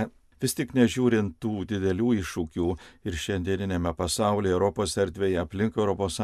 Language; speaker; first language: Lithuanian; native; Lithuanian